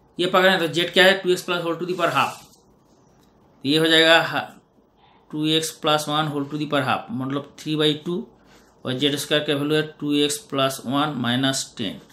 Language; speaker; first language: Hindi; non-native, local second language; Bangla